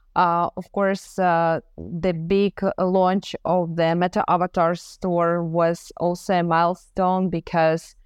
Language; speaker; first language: English; non-native, fluent; Ukrainian